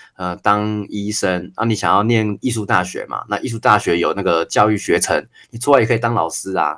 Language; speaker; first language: Chinese; native; Chinese